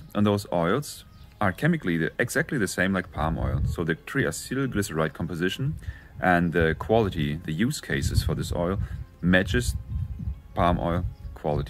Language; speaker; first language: English; non-native, fluent; German